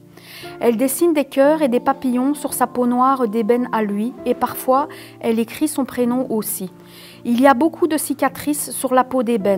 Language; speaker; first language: French; native; French